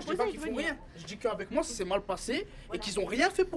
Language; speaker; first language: French; native; French